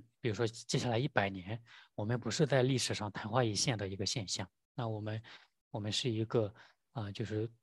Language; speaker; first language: Chinese; native; Chinese